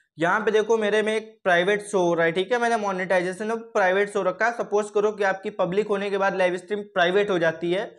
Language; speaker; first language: Hindi; native; Hindi